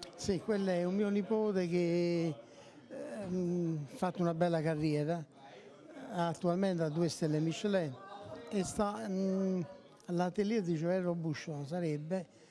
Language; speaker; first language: Italian; native; Italian